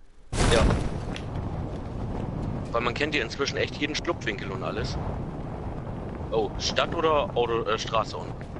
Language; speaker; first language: German; native; German